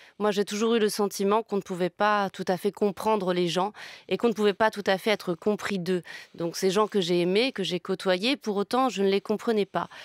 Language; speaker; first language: French; native; French